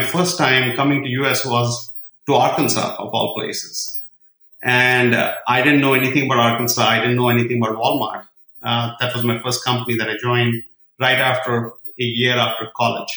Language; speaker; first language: English; non-native, local second language; Kashmiri